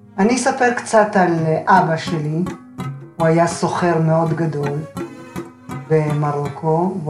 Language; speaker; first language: Hebrew; early bilingual, other home language; Arabic